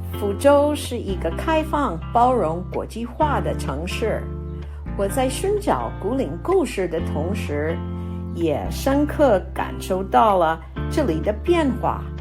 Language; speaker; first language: Chinese; non-native, fluent; English